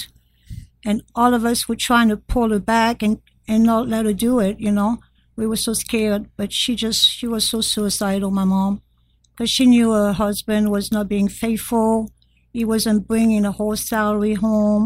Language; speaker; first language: English; non-native, fluent; French